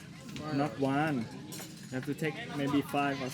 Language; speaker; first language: English; non-native, learner; Thai